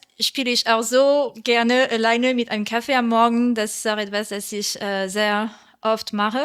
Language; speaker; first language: German; non-native, learner; French